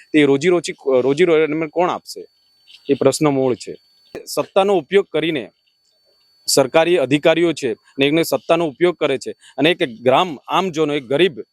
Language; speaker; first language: Gujarati; non-native, local second language; Gamit